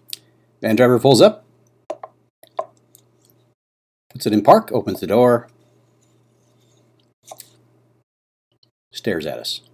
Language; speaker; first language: English; native; English